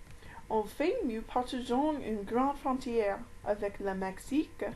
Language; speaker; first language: French; non-native, learner; English